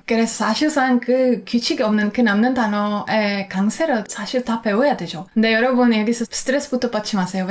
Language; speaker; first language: Korean; non-native, fluent; Czech